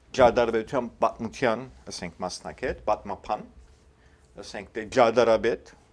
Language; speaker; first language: Armenian; early bilingual, heritage; Armenian